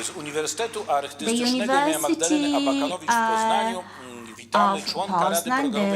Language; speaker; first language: Polish; native; Polish